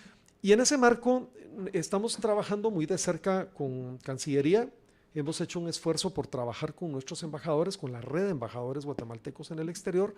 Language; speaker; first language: Spanish; native; Spanish